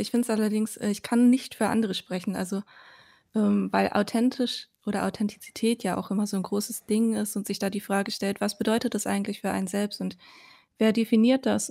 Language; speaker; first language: German; early bilingual, other home language; Vietnamese